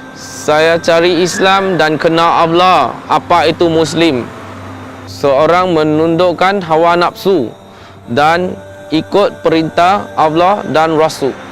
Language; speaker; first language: Indonesian; non-native, local second language; Chinese